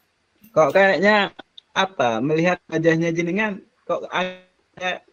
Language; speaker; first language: Indonesian; non-native, local second language; Javanese